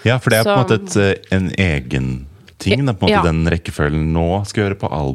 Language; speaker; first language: Norwegian; native; Norwegian